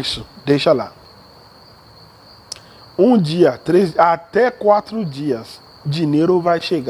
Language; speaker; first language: Portuguese; non-native, learner; Yoruba